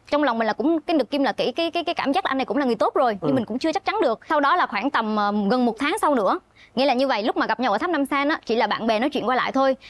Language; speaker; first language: Vietnamese; native; Vietnamese